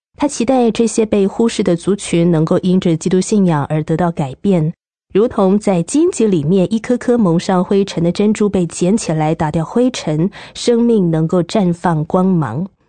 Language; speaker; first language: Chinese; native; Chinese